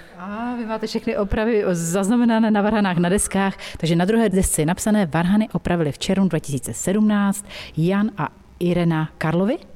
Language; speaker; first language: Czech; native; Czech